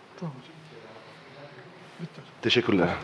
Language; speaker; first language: Turkish; non-native, learner; Croatian